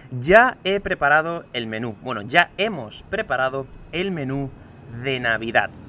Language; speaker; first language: Spanish; native; Spanish